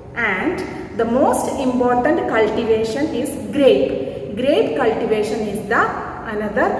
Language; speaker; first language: English; non-native, local second language; Malayalam